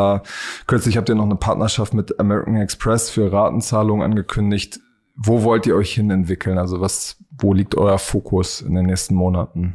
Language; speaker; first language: German; native; German